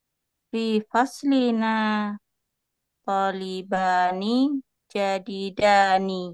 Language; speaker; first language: Arabic; non-native, learner; Indonesian